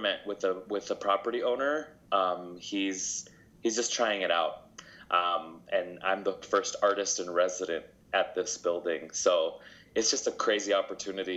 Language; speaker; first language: English; early bilingual, other home language; Spanish